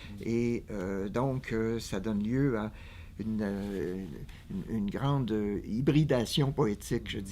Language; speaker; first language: French; native; French